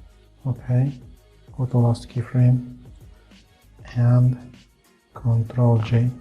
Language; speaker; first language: English; non-native, fluent; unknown